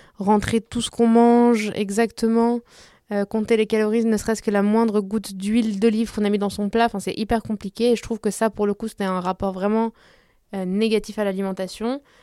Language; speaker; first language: French; early bilingual, other home language; Spanish